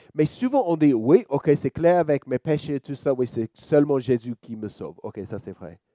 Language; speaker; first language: French; non-native, fluent; English